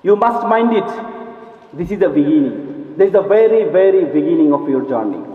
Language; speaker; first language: English; non-native, local second language; Bangla